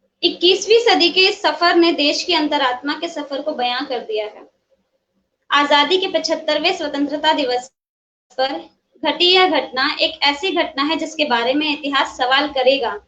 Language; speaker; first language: Hindi; native; Hindi